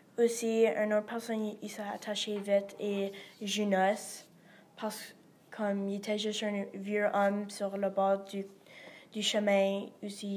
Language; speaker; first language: French; non-native, learner; English